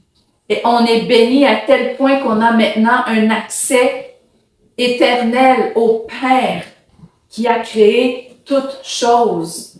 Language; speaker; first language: French; native; French